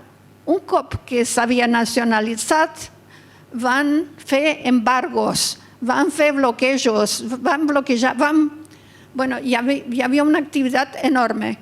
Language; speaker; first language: Catalan; early bilingual, heritage; Catalan